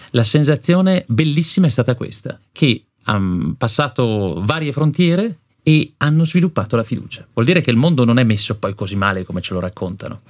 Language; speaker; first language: Italian; native; Italian